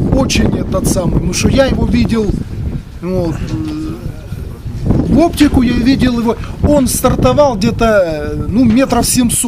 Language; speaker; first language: Russian; native; Russian